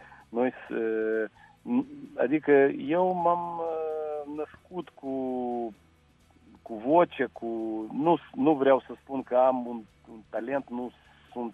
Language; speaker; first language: Romanian; non-native, local second language; Russian